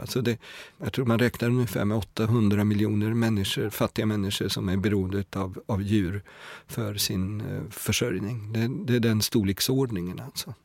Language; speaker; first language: Swedish; native; Swedish